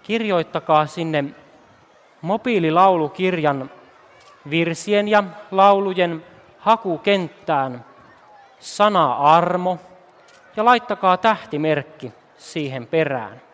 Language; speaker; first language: Finnish; native; Finnish